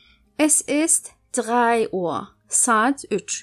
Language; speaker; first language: German; non-native, fluent; Turkish